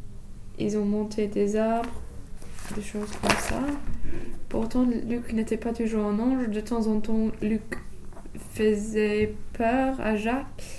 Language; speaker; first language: French; non-native, learner; English